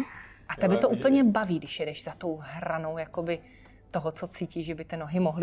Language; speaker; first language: Czech; native; Czech